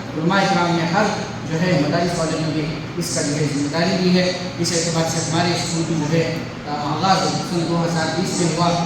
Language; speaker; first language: Urdu; native; Urdu